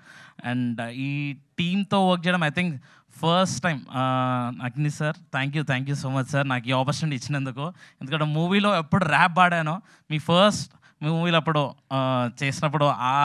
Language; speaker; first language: Telugu; native; Telugu